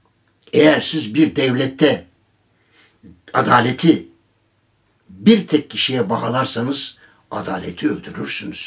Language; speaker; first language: Turkish; native; Turkish